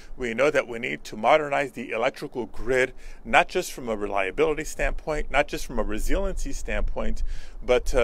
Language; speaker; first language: English; early bilingual, other home language; Spanish